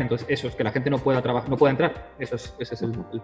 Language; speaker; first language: Spanish; native; Spanish